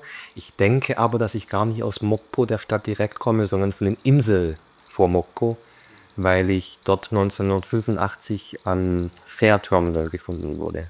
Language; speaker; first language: German; early bilingual, other home language; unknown